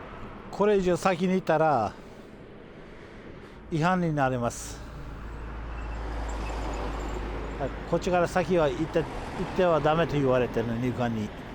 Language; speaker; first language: Japanese; non-native, fluent; Kurdish